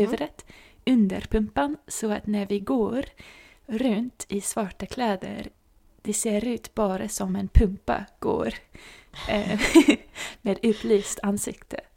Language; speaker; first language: Swedish; non-native, fluent; English